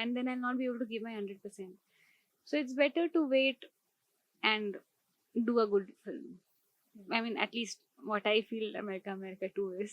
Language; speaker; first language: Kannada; non-native, local second language; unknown